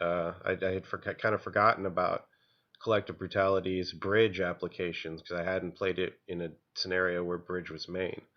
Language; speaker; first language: English; native; English